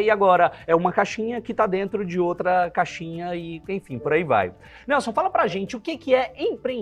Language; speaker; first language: Portuguese; native; Portuguese